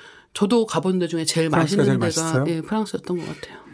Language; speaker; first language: Korean; native; Korean